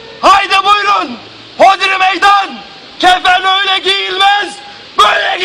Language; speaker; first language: Turkish; native; Turkish